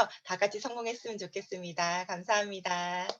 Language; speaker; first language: Korean; native; Korean